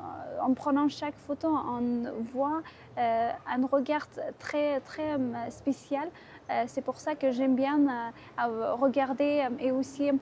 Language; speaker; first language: French; non-native, fluent; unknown